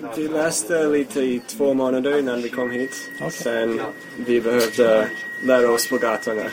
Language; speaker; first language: Swedish; non-native, fluent; English